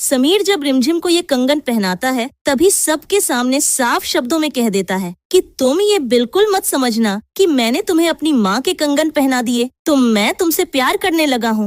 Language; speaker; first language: Hindi; native; Hindi